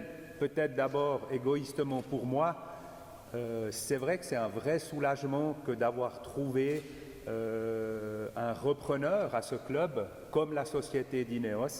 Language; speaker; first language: French; native; French